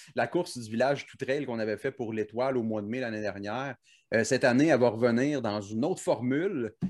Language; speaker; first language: French; native; French